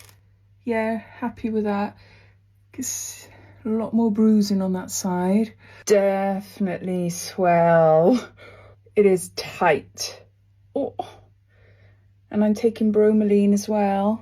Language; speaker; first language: English; native; English